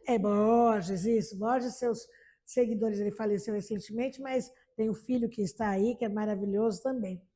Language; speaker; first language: Portuguese; native; Portuguese